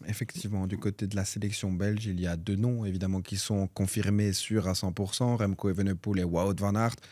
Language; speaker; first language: French; native; French